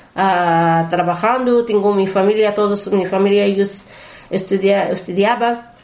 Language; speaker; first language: Spanish; non-native, learner; Arabic